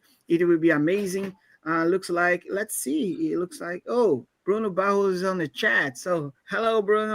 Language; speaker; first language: English; non-native, fluent; Portuguese